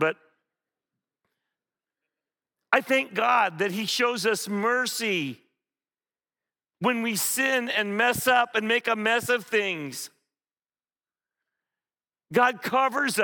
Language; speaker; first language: English; native; English